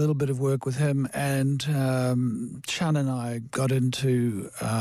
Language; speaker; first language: English; native; English